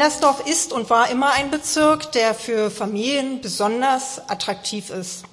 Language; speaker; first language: German; native; German